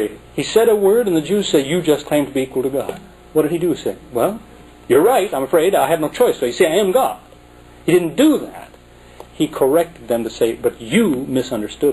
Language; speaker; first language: English; native; English